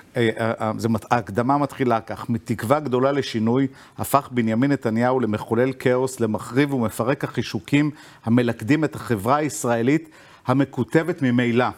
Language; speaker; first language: Hebrew; native; Hebrew